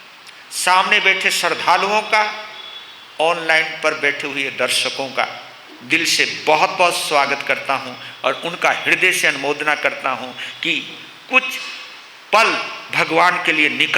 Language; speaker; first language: Hindi; native; Hindi